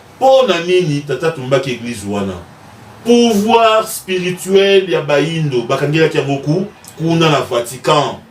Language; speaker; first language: Lingala; non-native, local second language; Kongo